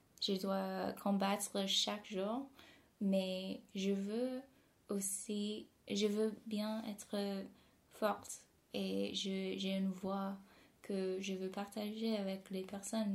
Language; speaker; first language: French; non-native, fluent; English